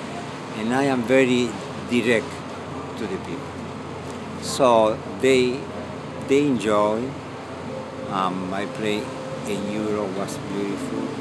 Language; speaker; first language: English; non-native, fluent; Spanish